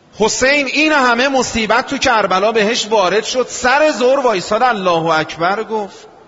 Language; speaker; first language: Persian; non-native, local second language; Azerbaijani